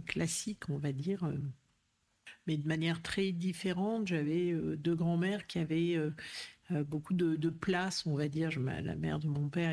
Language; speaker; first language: French; native; French